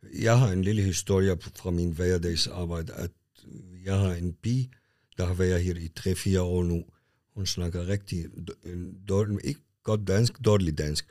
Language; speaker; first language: Danish; non-native, fluent; Arabic